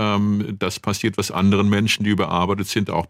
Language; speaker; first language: German; native; German